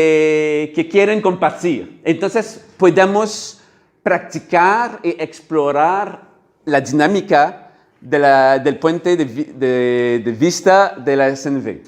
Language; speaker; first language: Spanish; non-native, learner; French